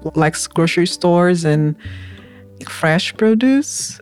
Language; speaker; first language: English; non-native, fluent; Portuguese